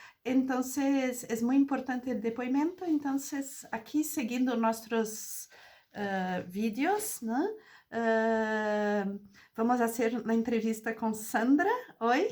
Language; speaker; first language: Spanish; non-native, fluent; Portuguese